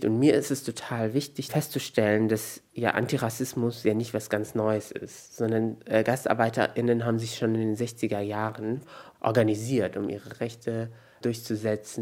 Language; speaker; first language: German; native; German